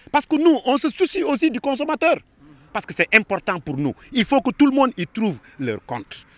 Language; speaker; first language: French; non-native, local second language; Wolof